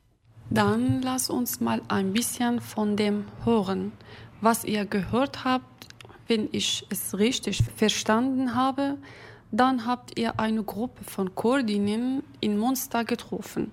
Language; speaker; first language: German; non-native, fluent; Kurdish